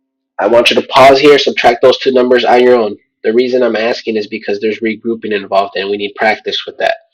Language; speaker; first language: English; native; English